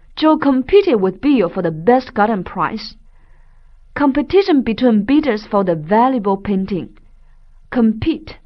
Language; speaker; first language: English; non-native, fluent; Chinese